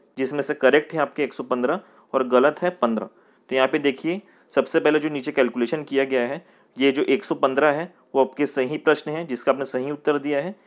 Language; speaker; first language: Hindi; native; Hindi